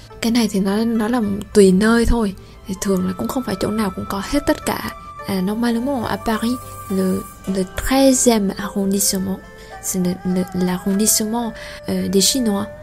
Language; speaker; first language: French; non-native, fluent; Vietnamese